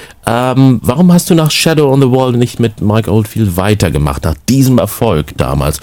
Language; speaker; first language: German; native; German